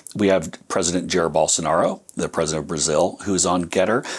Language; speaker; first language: English; native; English